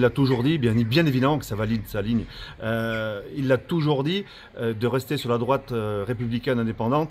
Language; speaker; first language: French; native; French